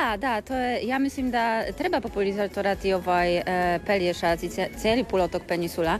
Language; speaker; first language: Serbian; non-native, learner; Polish